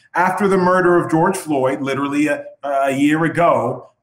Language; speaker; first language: English; native; English